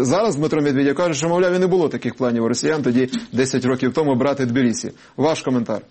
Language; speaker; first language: Ukrainian; native; Ukrainian